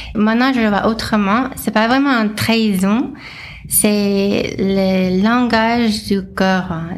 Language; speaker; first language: French; non-native, fluent; English